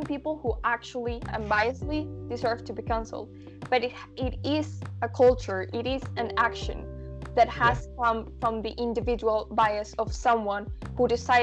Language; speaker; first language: English; non-native, fluent; Spanish